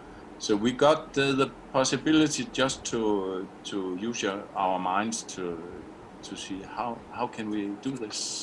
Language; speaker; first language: English; non-native, fluent; Danish